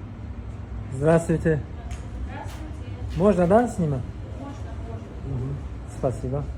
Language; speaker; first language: Russian; non-native, local second language; Tajik